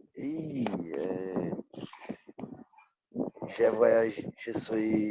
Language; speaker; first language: French; non-native, learner; Portuguese